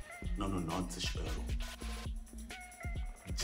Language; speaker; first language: German; non-native, fluent; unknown